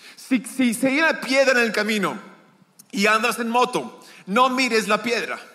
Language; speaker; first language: Spanish; native; Spanish